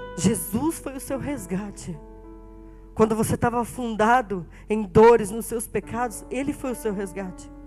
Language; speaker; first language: Portuguese; native; Portuguese